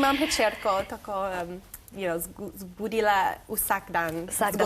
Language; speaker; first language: Slovenian; non-native, learner; English